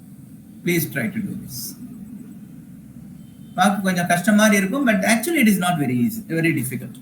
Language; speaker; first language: English; non-native, local second language; Tamil